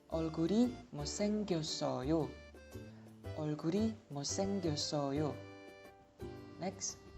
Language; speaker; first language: Korean; non-native, fluent; Indonesian